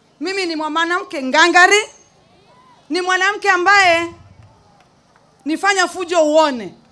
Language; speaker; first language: Swahili; native; Swahili